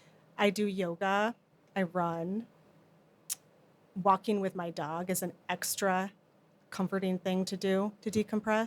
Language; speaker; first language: English; native; English